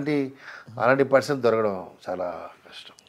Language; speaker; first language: Telugu; non-native, local second language; Tamil